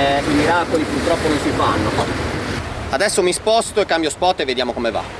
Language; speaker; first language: Italian; native; Italian